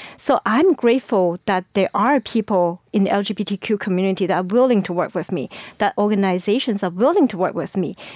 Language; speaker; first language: English; non-native, fluent; Chinese